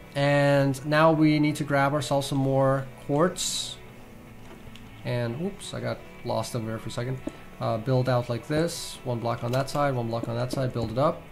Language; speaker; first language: English; native; English